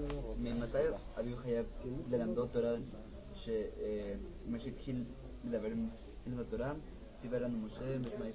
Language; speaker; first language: Hebrew; non-native, learner; Spanish